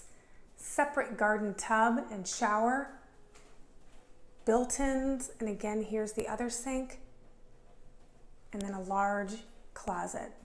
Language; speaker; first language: English; native; English